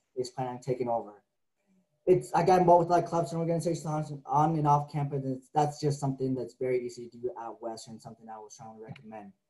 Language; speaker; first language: English; native; English